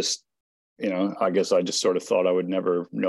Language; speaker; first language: English; native; English